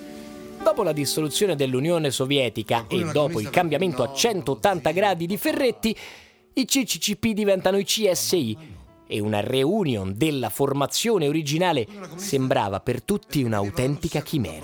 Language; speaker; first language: Italian; native; Italian